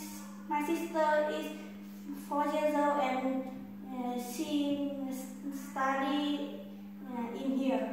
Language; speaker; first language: English; non-native, learner; Vietnamese